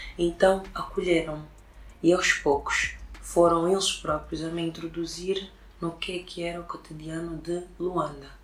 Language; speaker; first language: Portuguese; early bilingual, other home language; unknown